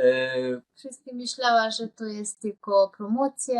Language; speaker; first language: Polish; non-native, learner; Hungarian